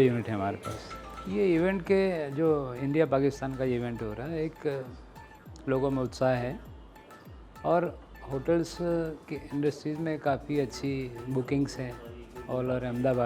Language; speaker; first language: Hindi; non-native, local second language; Gujarati